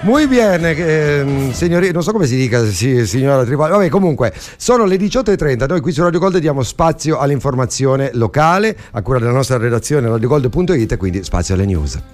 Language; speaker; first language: Italian; native; Italian